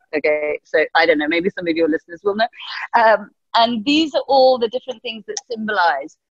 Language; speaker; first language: English; early bilingual, other home language; Persian